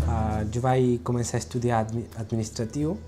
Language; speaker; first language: Catalan; early bilingual, other home language; Georgian